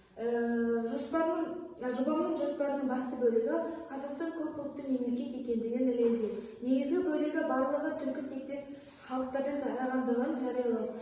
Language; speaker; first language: Kazakh; non-native, local second language; Tatar